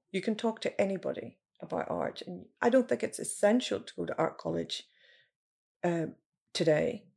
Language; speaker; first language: English; native; English